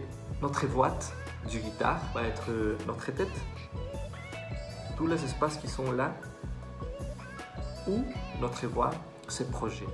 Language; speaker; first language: French; non-native, fluent; Spanish